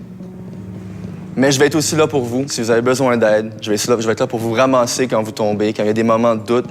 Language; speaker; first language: French; native; French